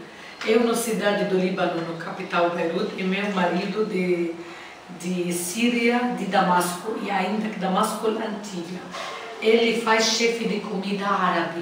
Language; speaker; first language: Portuguese; non-native, learner; Arabic